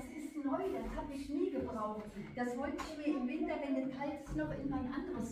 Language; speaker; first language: German; native; German